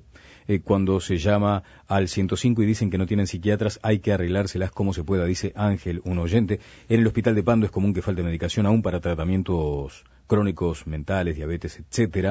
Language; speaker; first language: Spanish; native; Spanish